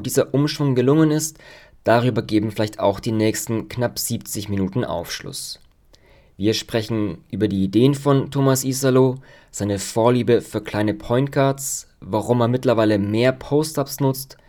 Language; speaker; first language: German; native; German